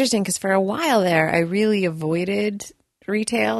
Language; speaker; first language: English; native; English